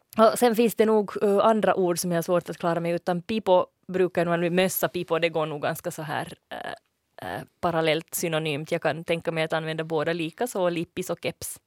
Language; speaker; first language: Swedish; native; Swedish